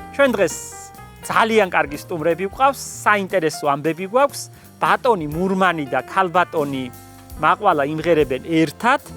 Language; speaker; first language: Georgian; native; Georgian